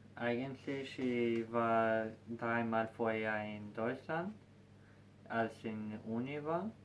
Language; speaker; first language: German; non-native, learner; Albanian